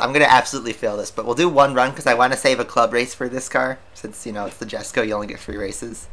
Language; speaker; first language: English; native; English